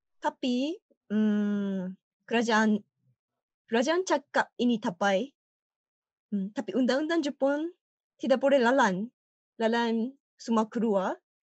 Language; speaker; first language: Indonesian; non-native, learner; Japanese